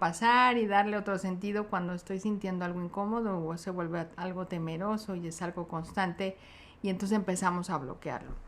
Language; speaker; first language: Spanish; native; Spanish